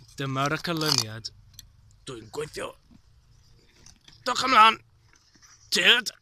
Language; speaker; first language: Welsh; non-native, learner; English